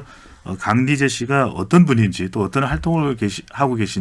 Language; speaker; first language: Korean; native; Korean